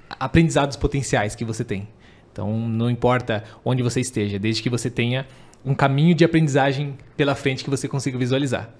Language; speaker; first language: Portuguese; native; Portuguese